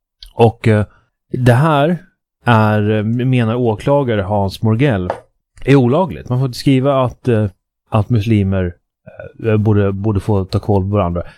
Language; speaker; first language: Swedish; native; Swedish